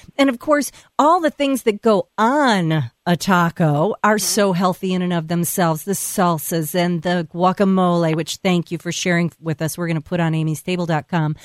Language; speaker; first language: English; native; English